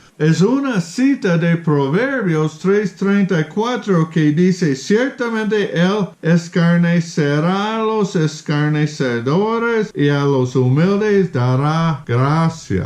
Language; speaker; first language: Spanish; non-native, fluent; English